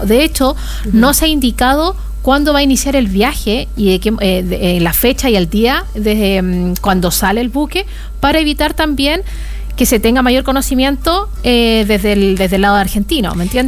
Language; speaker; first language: Spanish; native; Spanish